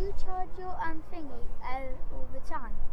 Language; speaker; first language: English; native; English